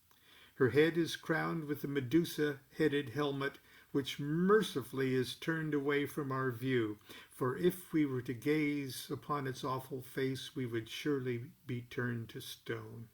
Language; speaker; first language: English; native; English